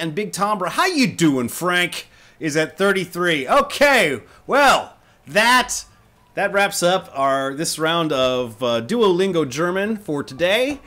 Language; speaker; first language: English; native; English